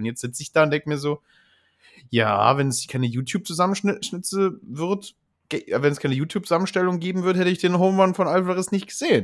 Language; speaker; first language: German; native; German